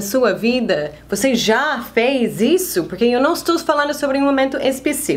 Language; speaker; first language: Portuguese; non-native, fluent; English